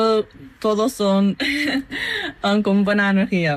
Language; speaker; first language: Spanish; non-native, fluent; English